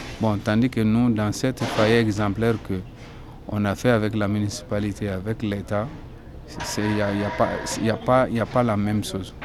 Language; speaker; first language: French; non-native, local second language; Soninke